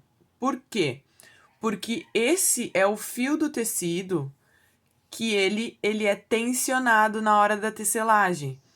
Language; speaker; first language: Portuguese; native; Portuguese